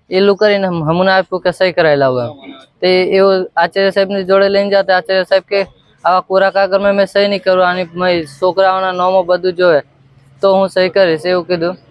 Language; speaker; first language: Gujarati; non-native, local second language; Rathawi